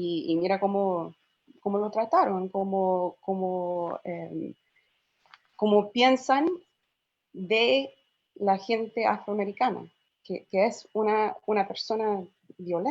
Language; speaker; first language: Spanish; non-native, fluent; English